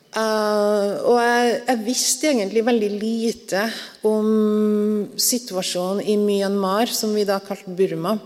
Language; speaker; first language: Norwegian; native; Norwegian